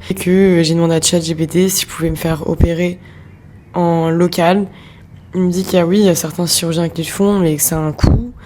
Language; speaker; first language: French; native; French